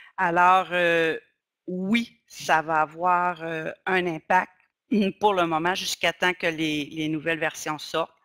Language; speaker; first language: French; native; French